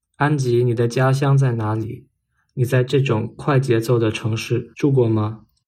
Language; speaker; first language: Chinese; non-native, fluent; German